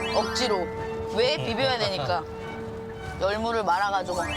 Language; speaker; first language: Korean; native; Korean